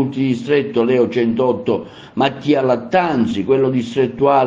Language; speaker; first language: Italian; native; Italian